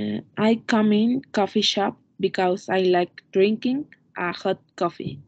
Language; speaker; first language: English; non-native, learner; Spanish